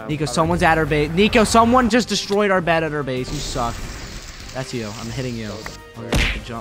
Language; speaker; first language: English; native; English